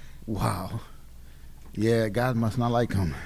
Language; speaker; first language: English; native; English